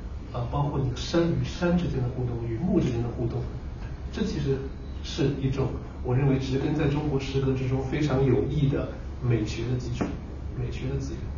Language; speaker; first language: Chinese; native; Chinese